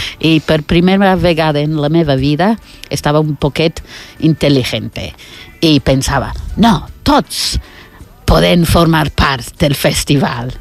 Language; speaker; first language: Catalan; non-native, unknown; English